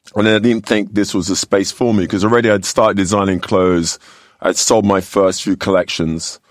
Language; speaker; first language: English; native; English